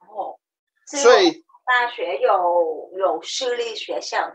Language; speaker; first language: Chinese; non-native, learner; Vietnamese